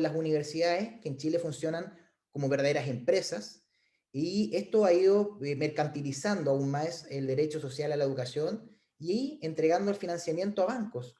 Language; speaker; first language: Spanish; native; Spanish